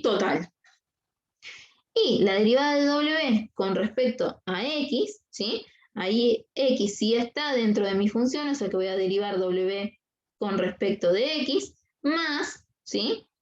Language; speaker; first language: Spanish; native; Spanish